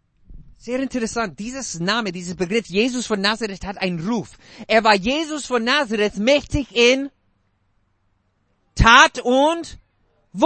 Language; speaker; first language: German; non-native, fluent; English